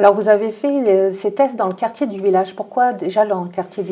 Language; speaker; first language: French; native; French